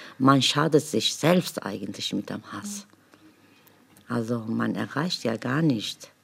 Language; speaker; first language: German; non-native, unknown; Kurdish